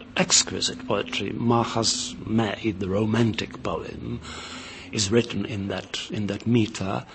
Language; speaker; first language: English; non-native, fluent; Czech